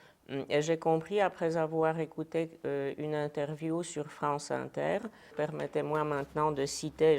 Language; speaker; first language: French; non-native, fluent; Polish